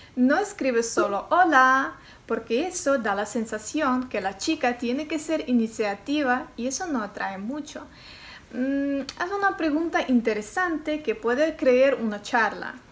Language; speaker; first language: Spanish; non-native, learner; Ukrainian